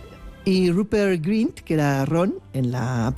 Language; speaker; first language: Spanish; native; Spanish